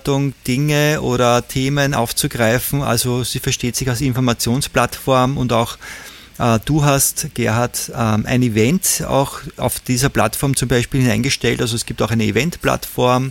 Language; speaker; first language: German; native; German